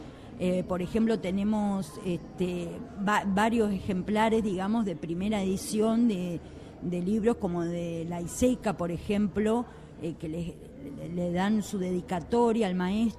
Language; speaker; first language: Spanish; native; Spanish